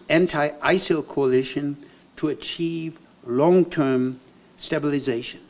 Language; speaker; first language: English; non-native, fluent; German